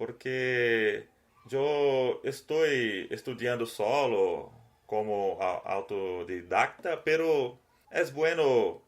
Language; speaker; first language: Spanish; non-native, learner; Portuguese